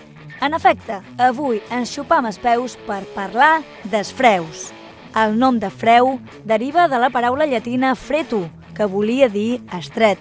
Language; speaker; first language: Catalan; native; Catalan